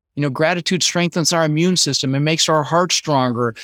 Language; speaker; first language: English; early bilingual, other home language; Dutch